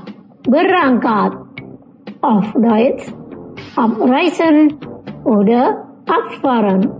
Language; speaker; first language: German; non-native, learner; Indonesian